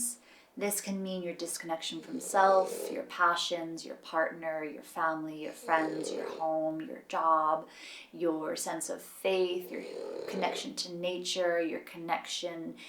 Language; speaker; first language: English; native; English